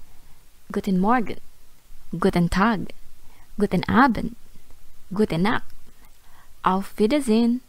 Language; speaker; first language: German; non-native, fluent; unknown